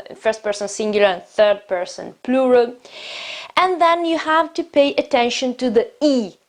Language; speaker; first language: English; non-native, fluent; Italian